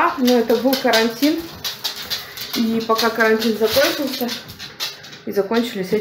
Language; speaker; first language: Russian; native; Russian